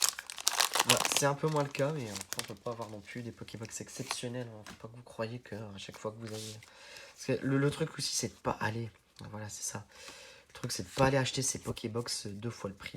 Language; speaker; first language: French; native; French